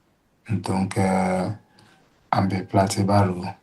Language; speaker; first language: Indonesian; non-native, fluent; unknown